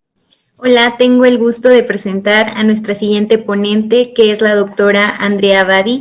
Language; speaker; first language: Spanish; native; Spanish